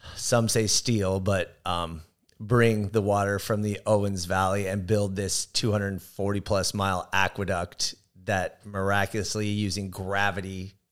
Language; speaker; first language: English; native; English